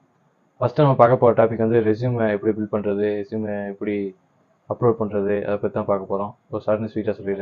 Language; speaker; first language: Tamil; native; Tamil